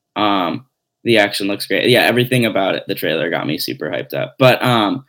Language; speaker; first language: English; native; English